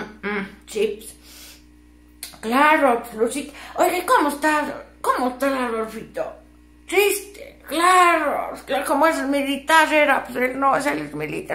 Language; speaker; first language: Spanish; native; Spanish